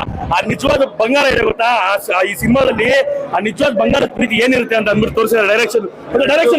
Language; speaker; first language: Kannada; native; Kannada